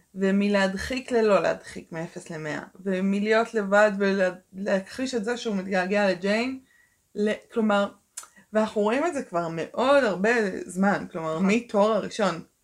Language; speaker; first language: Hebrew; early bilingual, other home language; Russian